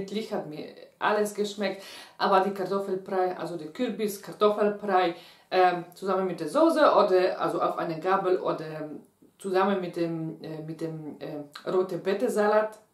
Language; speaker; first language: German; non-native, fluent; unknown